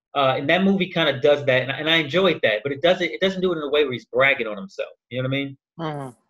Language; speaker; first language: English; native; English